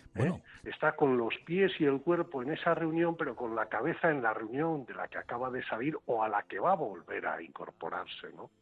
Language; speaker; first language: Spanish; native; Spanish